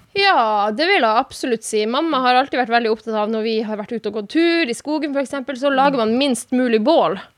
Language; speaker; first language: Norwegian; non-native, local second language; Northern Sami